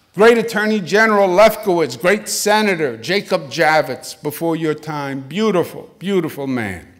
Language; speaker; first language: English; native; English